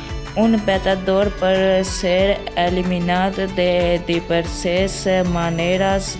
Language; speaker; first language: Catalan; non-native, learner; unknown